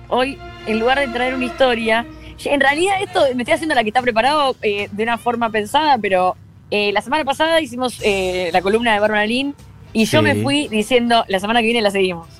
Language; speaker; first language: Spanish; native; Spanish